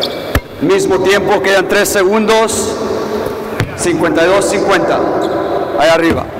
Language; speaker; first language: Spanish; early bilingual, heritage; English